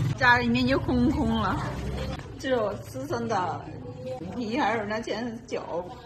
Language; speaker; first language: Chinese; non-native, fluent; Vietnamese